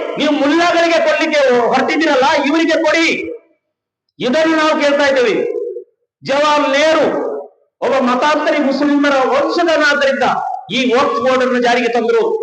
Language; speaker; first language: Kannada; non-native, local second language; Kodava